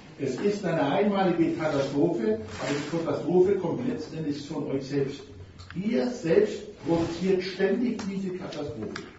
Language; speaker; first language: German; native; German